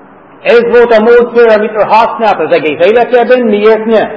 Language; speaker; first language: Hungarian; non-native, fluent; English